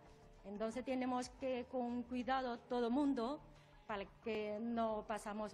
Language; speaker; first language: Spanish; non-native, learner; Chinese